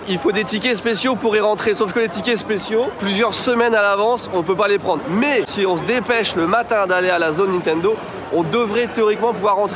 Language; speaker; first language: French; native; French